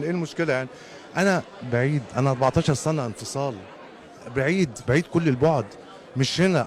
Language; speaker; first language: Arabic; native; Arabic